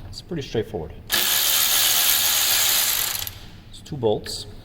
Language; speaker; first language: English; native; English